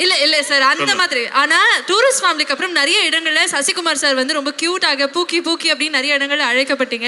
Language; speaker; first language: Tamil; native; Tamil